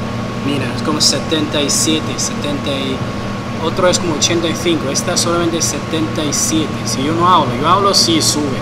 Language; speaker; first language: Spanish; non-native, fluent; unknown